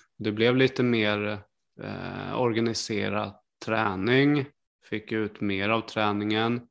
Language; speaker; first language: Swedish; native; Swedish